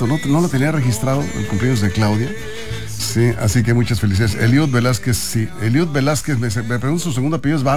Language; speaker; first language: Spanish; native; Spanish